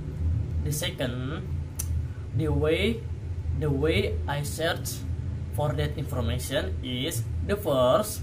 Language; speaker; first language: English; non-native, learner; Indonesian